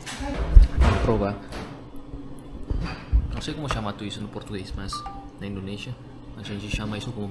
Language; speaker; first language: Portuguese; non-native, learner; Indonesian